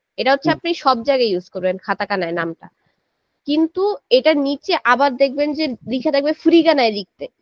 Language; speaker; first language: Bangla; early bilingual, heritage; Japanese